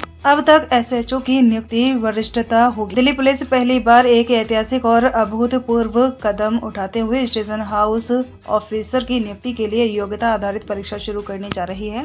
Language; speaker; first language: Hindi; native; Hindi